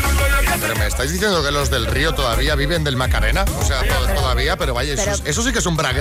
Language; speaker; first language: Spanish; native; Spanish